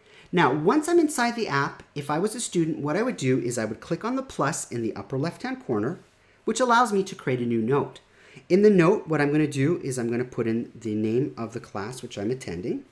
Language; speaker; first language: English; native; English